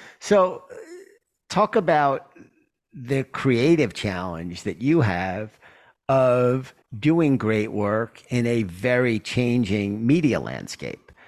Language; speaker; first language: English; native; English